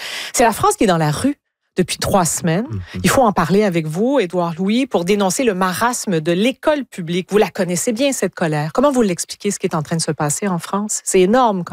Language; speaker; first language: French; native; French